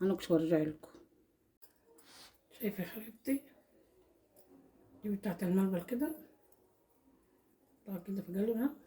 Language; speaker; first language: Arabic; native; Arabic